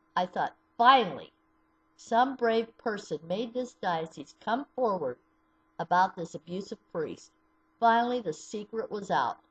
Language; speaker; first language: English; native; English